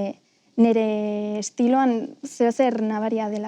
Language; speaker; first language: Basque; non-native, local second language; Spanish